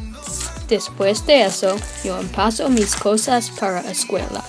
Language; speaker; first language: Spanish; non-native, learner; English